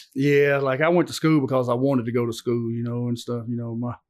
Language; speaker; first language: English; native; English